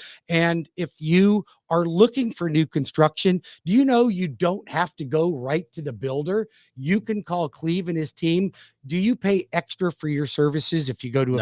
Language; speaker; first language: English; native; English